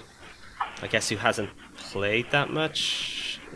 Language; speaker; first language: English; native; English